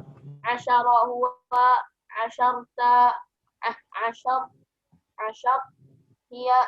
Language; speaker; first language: Arabic; non-native, learner; Indonesian